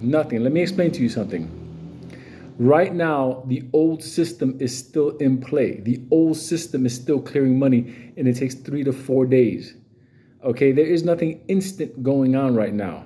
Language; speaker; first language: English; native; English